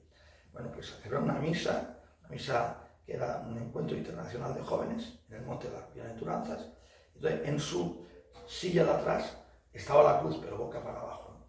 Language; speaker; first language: Spanish; native; Spanish